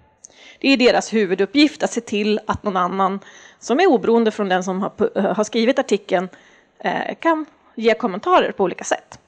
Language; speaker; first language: Swedish; native; Swedish